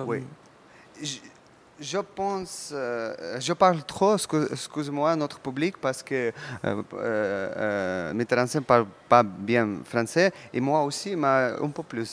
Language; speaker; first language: French; non-native, learner; Russian